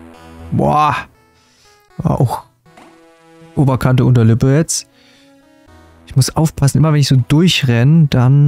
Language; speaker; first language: German; native; German